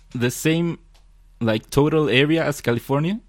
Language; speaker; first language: English; non-native, fluent; Spanish